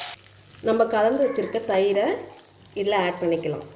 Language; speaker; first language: Tamil; native; Tamil